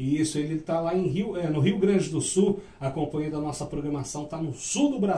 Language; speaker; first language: Portuguese; native; Portuguese